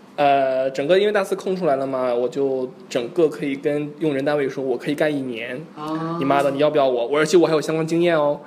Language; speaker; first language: Chinese; native; Chinese